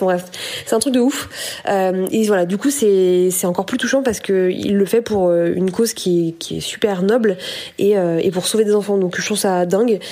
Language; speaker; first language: French; native; French